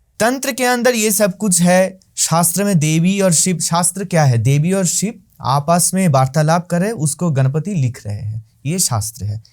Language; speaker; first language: Hindi; non-native, local second language; Bangla